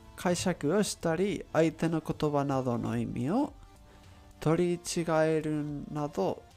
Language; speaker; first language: Japanese; non-native, learner; Spanish